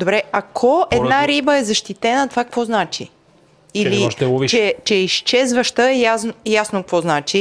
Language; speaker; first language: Bulgarian; native; Bulgarian